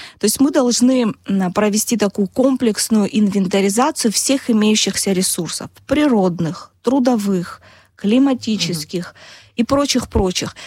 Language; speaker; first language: Russian; non-native, local second language; Abkhazian